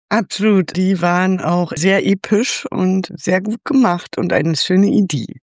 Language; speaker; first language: German; native; German